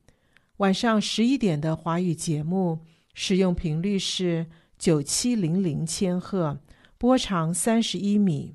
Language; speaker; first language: Chinese; native; Chinese